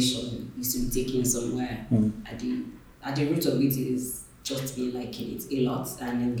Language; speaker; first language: English; non-native, local second language; Yoruba